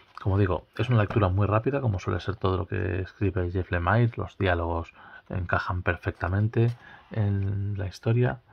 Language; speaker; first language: Spanish; native; Spanish